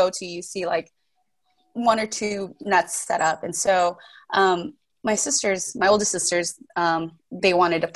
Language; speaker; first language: English; native; English